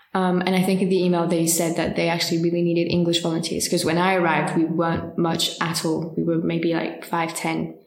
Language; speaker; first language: English; early bilingual, heritage; French